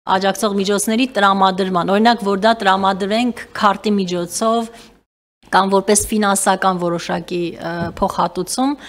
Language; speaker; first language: Armenian; native; Armenian